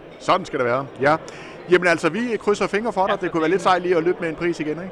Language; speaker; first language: Danish; native; Danish